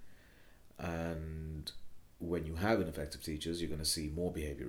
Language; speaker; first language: English; non-native, local second language; Bangla